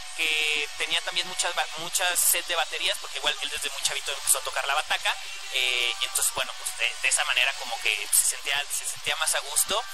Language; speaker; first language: Spanish; native; Spanish